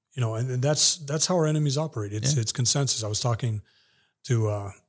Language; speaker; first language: English; native; English